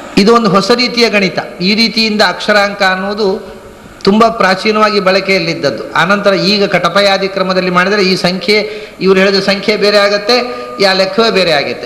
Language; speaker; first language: Kannada; non-native, local second language; Tulu